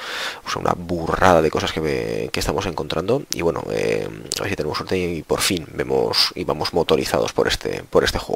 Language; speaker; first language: Spanish; native; Spanish